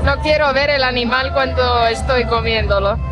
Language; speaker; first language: Spanish; non-native, fluent; Portuguese